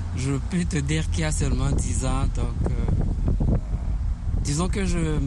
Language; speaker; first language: French; non-native, local second language; Kinyarwanda